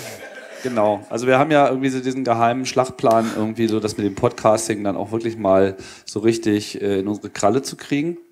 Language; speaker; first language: German; native; German